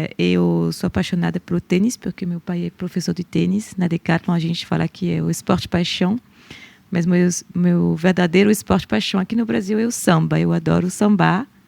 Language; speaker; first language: Portuguese; non-native, fluent; French